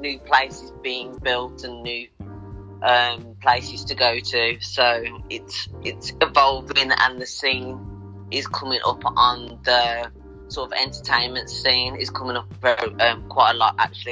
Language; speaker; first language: English; native; English